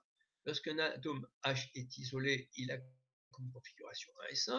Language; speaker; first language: French; native; French